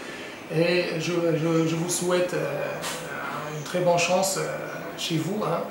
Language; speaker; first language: French; non-native, local second language; Arabic